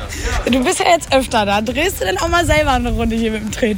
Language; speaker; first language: German; native; German